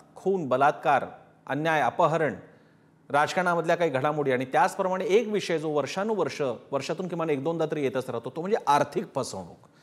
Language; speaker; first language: Marathi; native; Marathi